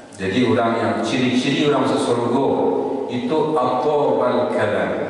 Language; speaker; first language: Malay; non-native, local second language; Minangkabau